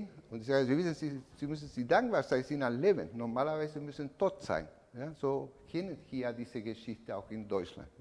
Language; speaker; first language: German; non-native, learner; Spanish